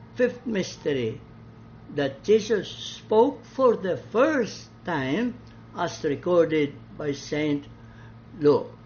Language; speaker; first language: English; non-native, local second language; Cebuano